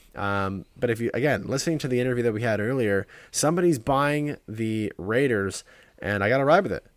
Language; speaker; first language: English; native; English